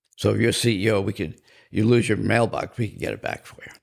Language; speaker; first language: English; native; English